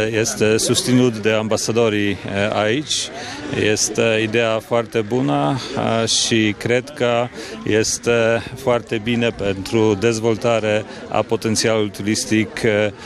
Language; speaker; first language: Romanian; non-native, learner; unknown